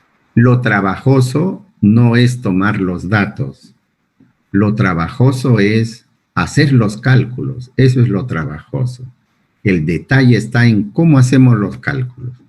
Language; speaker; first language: Spanish; native; Spanish